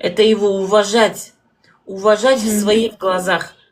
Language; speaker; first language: Russian; non-native, local second language; Kazakh